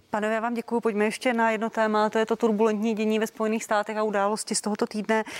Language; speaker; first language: Czech; native; Czech